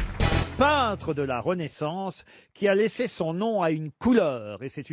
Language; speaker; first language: French; native; French